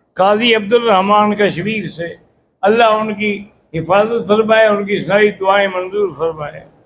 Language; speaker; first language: Urdu; native; Urdu